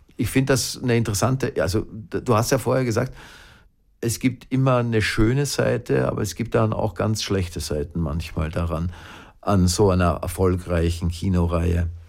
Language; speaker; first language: German; native; German